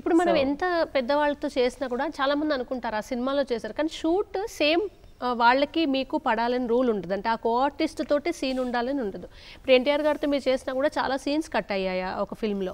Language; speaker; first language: Telugu; native; Telugu